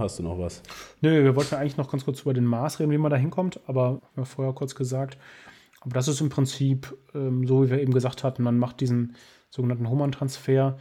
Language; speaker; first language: German; native; German